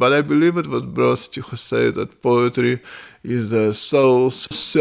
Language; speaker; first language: English; non-native, fluent; Ukrainian